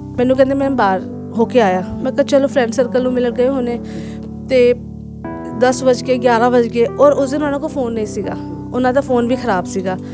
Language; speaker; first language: Punjabi; non-native, local second language; Hindi